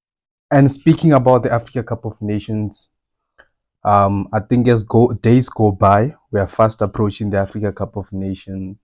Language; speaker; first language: English; non-native, local second language; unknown